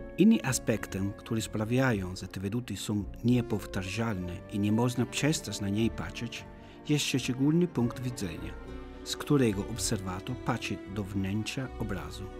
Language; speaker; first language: Polish; non-native, fluent; Italian